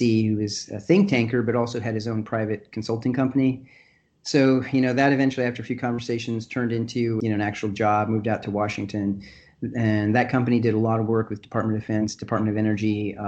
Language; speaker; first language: English; native; English